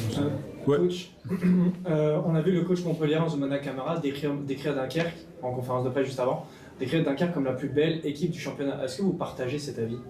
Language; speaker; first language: French; native; French